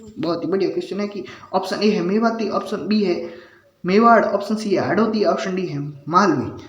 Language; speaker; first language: Hindi; native; Hindi